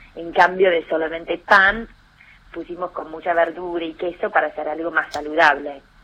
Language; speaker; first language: Spanish; non-native, fluent; English